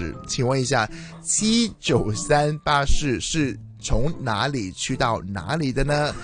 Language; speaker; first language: Chinese; non-native, local second language; Cantonese